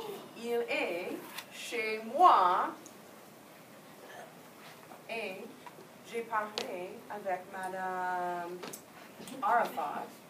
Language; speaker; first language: French; non-native, fluent; English